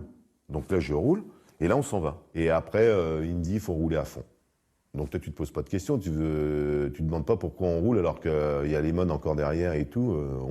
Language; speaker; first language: French; native; French